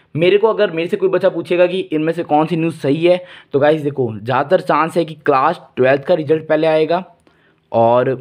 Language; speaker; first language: Hindi; native; Hindi